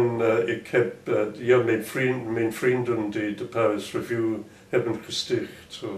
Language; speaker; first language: Dutch; non-native, fluent; English